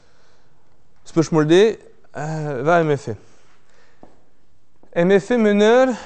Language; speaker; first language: Norwegian; non-native, fluent; French